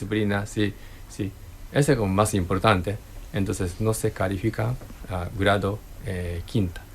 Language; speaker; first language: Spanish; non-native, learner; Japanese